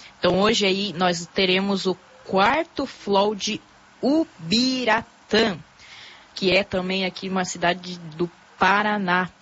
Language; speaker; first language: Portuguese; native; Portuguese